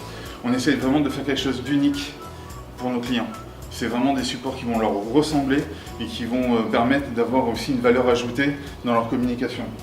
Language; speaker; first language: French; native; French